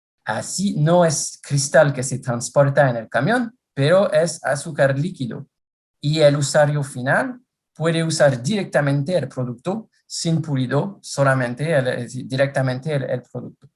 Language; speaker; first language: Spanish; non-native, fluent; French